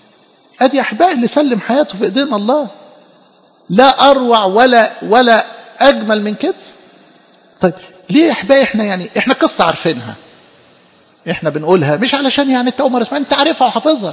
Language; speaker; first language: Arabic; native; Arabic